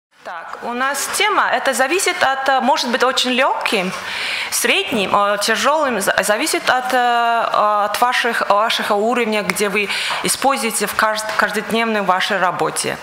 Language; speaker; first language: Russian; non-native, fluent; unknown